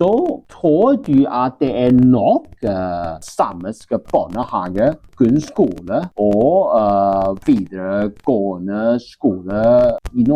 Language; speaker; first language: Norwegian; non-native, learner; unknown